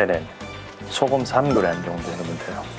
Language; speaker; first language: Korean; early bilingual, heritage; English